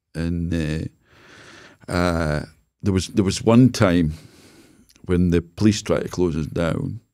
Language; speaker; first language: English; native; English